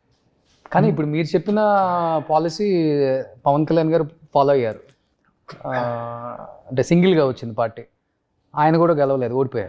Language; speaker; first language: Telugu; native; Telugu